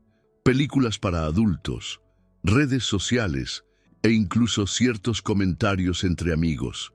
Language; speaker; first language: Spanish; native; Spanish